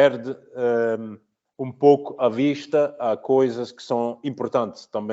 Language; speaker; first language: Portuguese; early bilingual, heritage; Portuguese